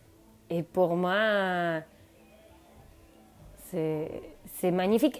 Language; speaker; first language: French; non-native, fluent; Spanish